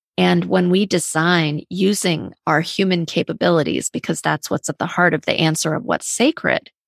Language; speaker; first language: English; native; English